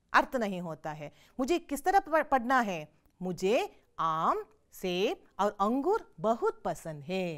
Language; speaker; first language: Hindi; non-native, local second language; Kannada